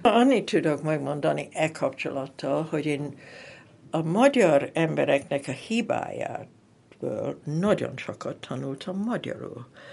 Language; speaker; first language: Hungarian; non-native, fluent; English